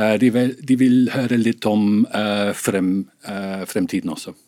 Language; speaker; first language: Norwegian; non-native, fluent; English